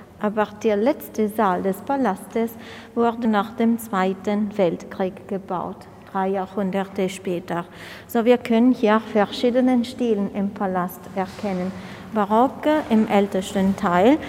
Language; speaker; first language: German; non-native, fluent; Italian